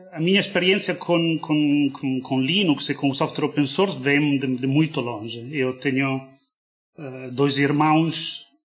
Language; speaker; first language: Portuguese; non-native, fluent; Italian